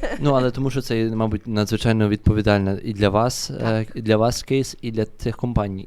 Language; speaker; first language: Ukrainian; native; Ukrainian